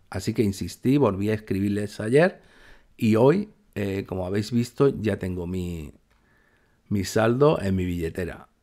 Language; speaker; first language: Spanish; native; Spanish